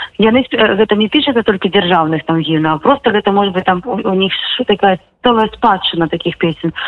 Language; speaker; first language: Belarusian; non-native, local second language; Russian